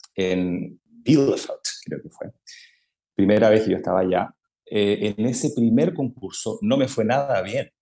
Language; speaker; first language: Spanish; native; Spanish